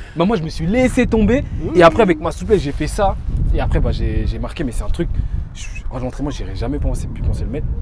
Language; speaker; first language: French; native; French